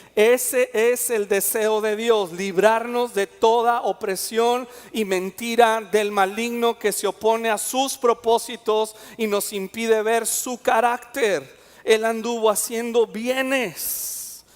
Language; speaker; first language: Spanish; native; Spanish